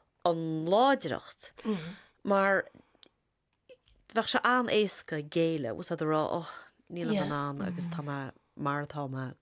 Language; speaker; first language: Irish; native; Irish